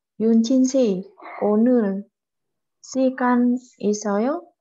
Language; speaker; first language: Korean; non-native, learner; Vietnamese